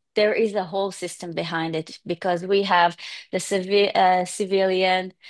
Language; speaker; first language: English; non-native, fluent; Hebrew